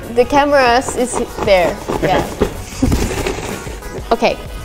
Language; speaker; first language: English; non-native, fluent; Thai